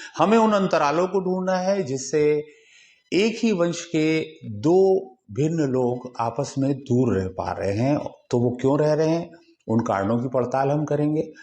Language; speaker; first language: Hindi; native; Hindi